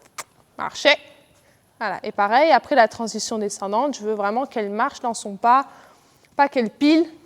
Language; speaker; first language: French; native; French